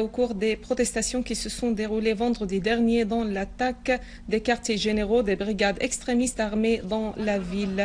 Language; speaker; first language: French; non-native, fluent; Arabic